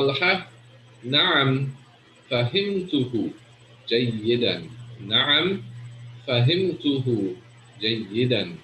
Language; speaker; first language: Arabic; non-native, fluent; English